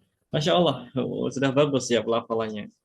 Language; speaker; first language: Indonesian; native; Indonesian